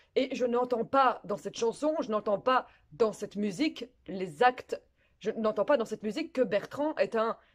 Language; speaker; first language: French; native; French